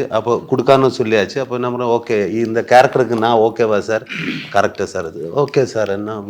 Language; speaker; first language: Tamil; non-native, learner; Malayalam